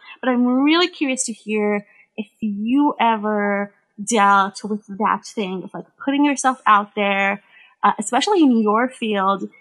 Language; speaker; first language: English; non-native, fluent; Hebrew